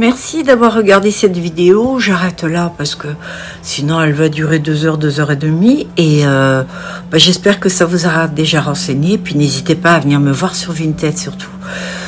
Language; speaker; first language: French; native; French